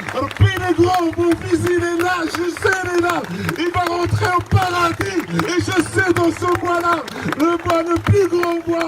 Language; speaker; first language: French; non-native, learner; Arabic